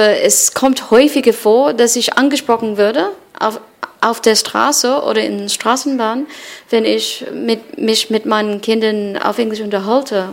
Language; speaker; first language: German; non-native, fluent; English